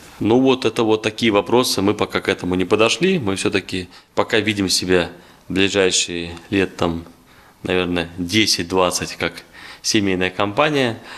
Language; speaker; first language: Russian; native; Russian